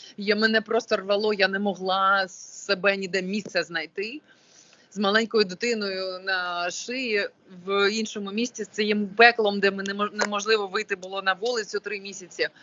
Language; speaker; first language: Ukrainian; non-native, local second language; Russian